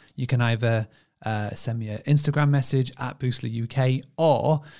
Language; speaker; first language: English; native; English